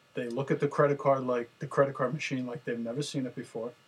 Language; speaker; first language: English; native; English